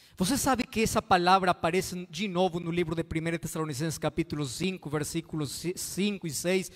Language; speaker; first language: Portuguese; non-native, fluent; Spanish